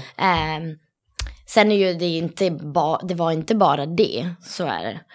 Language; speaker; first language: Swedish; non-native, fluent; Italian